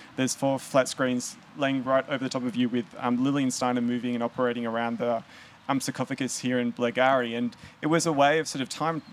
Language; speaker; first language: English; native; English